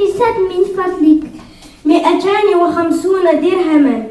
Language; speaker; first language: Arabic; non-native, learner; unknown